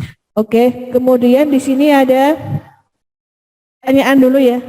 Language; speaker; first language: Indonesian; native; Indonesian